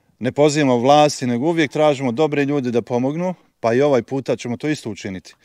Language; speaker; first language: Croatian; native; Croatian